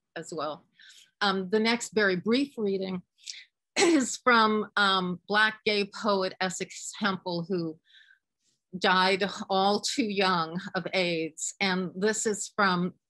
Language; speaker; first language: English; native; English